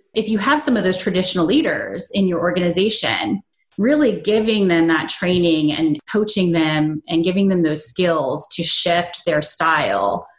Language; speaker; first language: English; native; English